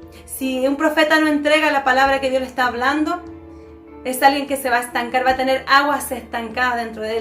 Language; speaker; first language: Spanish; native; Spanish